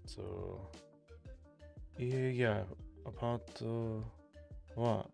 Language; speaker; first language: Japanese; non-native, learner; English